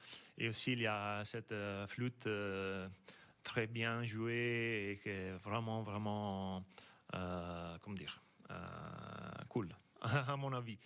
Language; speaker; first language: French; non-native, fluent; Italian